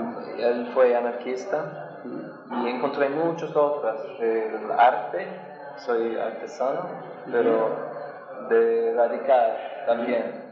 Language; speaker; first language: Spanish; non-native, learner; English